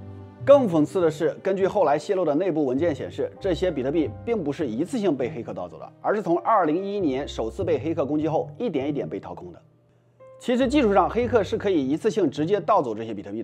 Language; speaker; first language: Chinese; native; Chinese